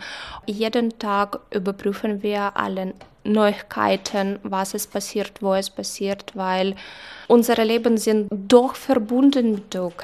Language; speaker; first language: German; non-native, fluent; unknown